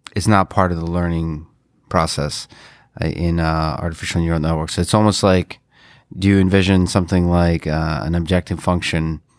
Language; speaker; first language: English; non-native, fluent; Russian